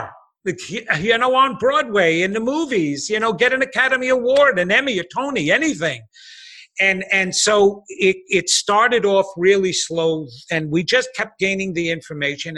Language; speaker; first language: English; native; English